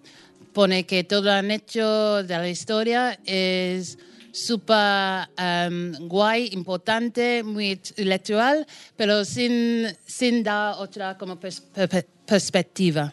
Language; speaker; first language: Spanish; non-native, fluent; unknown